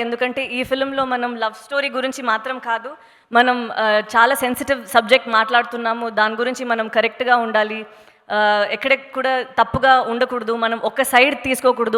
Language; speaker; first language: Telugu; non-native, local second language; Tamil